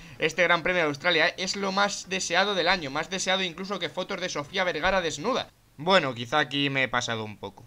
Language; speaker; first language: Spanish; native; Spanish